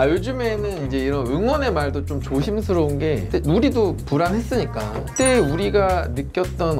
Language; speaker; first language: Korean; native; Korean